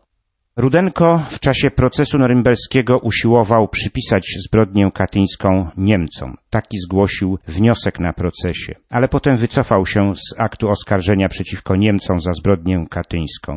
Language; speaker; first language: Polish; native; Polish